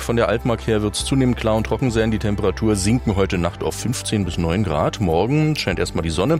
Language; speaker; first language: German; native; German